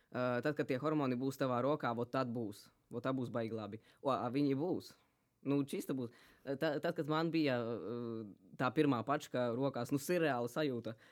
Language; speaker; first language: Latvian; native; Latvian